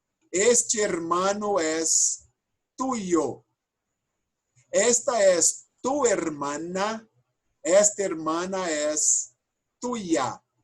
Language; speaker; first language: Spanish; non-native, fluent; Portuguese